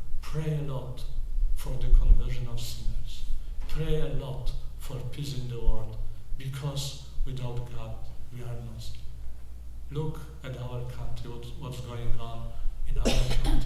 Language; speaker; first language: English; non-native, fluent; Polish